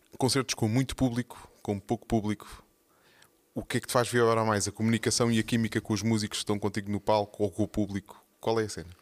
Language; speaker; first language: Portuguese; native; Portuguese